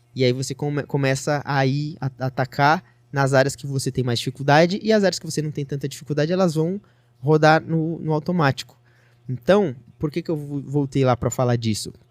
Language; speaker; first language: Portuguese; native; Portuguese